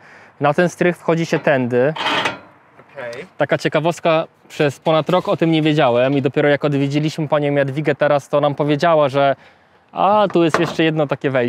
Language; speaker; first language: Polish; native; Polish